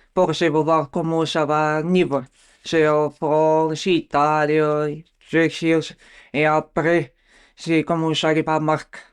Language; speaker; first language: French; non-native, learner; Bulgarian